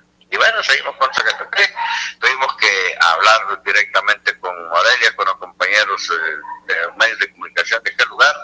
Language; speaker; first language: Spanish; native; Spanish